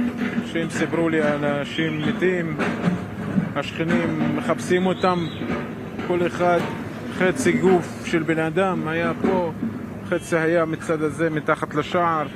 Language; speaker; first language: Hebrew; non-native, local second language; Arabic